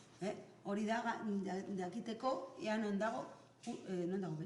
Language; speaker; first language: Basque; non-native, local second language; Spanish